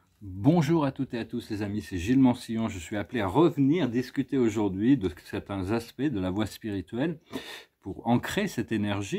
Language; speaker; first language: French; native; French